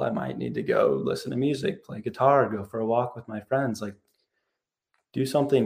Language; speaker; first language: English; native; English